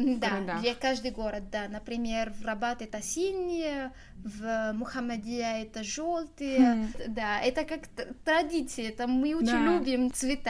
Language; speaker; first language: Russian; non-native, learner; Arabic